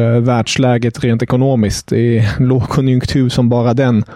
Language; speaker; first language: Swedish; non-native, fluent; German